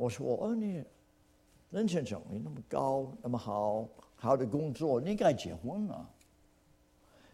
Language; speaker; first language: Chinese; non-native, fluent; English